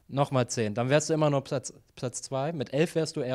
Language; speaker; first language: German; native; German